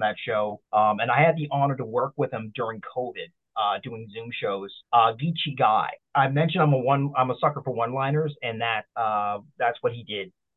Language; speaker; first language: English; native; English